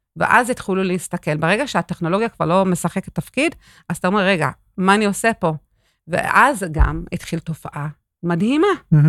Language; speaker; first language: Hebrew; non-native, fluent; English